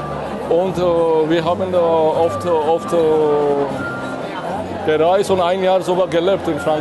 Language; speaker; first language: German; non-native, fluent; Georgian